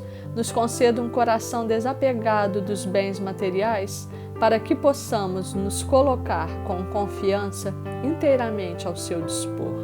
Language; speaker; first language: Portuguese; native; Portuguese